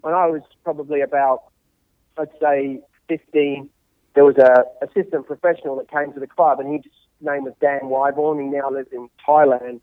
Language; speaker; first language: English; native; English